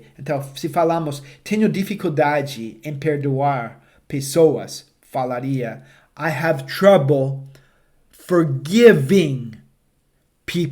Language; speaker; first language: Portuguese; non-native, fluent; English